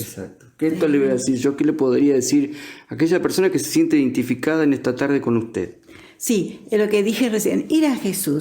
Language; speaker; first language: Spanish; native; Spanish